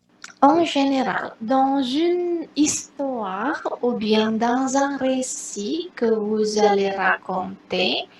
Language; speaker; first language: French; non-native, fluent; Indonesian